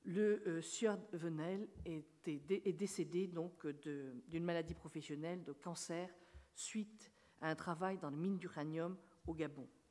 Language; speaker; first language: French; native; French